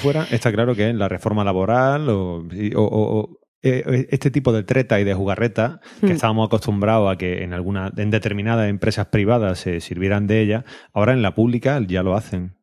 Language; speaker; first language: Spanish; native; Spanish